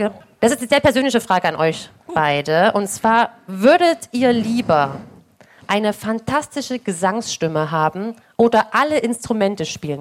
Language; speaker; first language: German; native; German